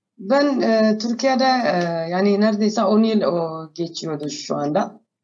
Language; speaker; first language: Turkish; non-native, learner; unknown